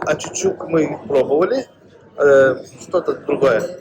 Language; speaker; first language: Russian; non-native, fluent; Lithuanian